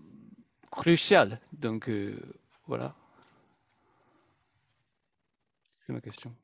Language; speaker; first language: French; non-native, fluent; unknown